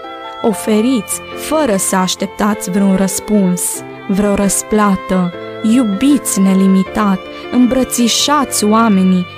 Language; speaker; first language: Romanian; native; Romanian